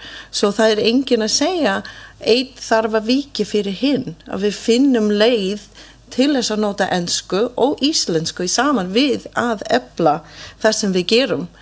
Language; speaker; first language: Icelandic; non-native, fluent; English